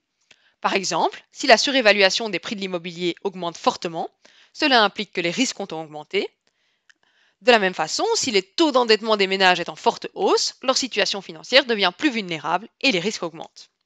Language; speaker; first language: French; native; French